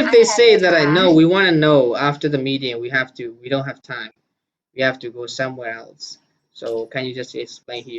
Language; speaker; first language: English; non-native, fluent; Burmese